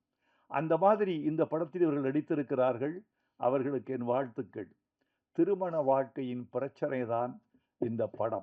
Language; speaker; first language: Tamil; native; Tamil